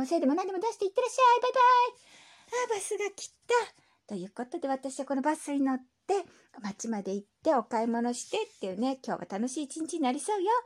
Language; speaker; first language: Japanese; native; Japanese